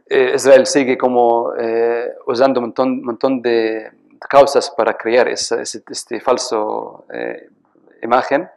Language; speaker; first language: Spanish; non-native, fluent; Arabic